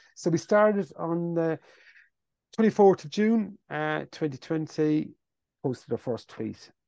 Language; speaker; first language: English; native; English